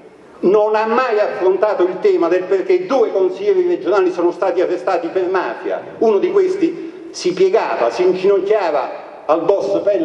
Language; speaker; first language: Italian; native; Italian